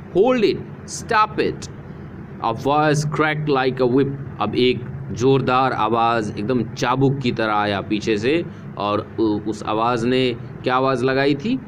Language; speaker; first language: Hindi; native; Hindi